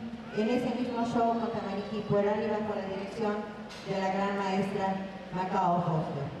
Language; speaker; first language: Spanish; native; Spanish